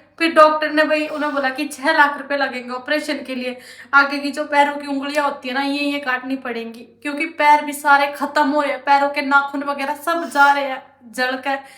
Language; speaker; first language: Hindi; native; Hindi